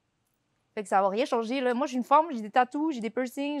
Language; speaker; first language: French; native; French